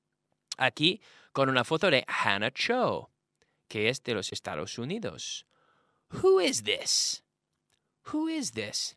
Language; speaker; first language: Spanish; non-native, fluent; English